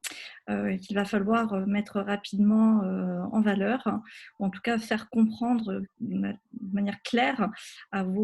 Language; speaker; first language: French; native; French